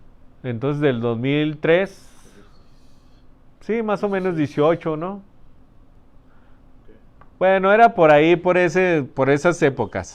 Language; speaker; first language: Spanish; native; Spanish